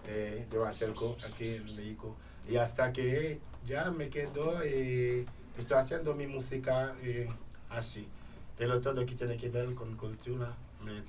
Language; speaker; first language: Spanish; non-native, fluent; Haitian Creole